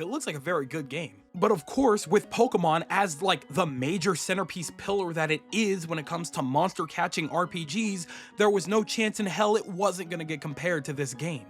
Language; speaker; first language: English; native; English